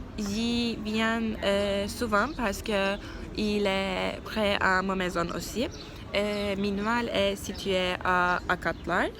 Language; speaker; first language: French; non-native, learner; Turkish